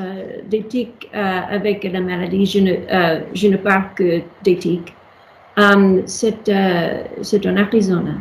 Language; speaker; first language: French; non-native, learner; English